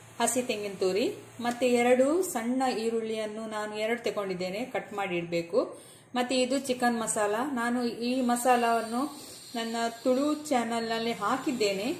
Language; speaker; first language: Kannada; non-native, local second language; Tulu